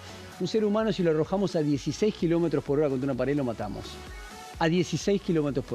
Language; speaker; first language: Spanish; native; Spanish